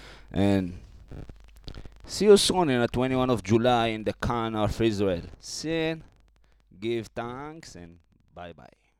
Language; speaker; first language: English; non-native, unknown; Hebrew